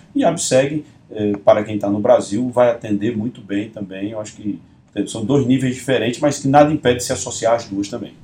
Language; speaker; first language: Portuguese; native; Portuguese